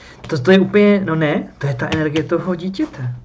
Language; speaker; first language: Czech; native; Czech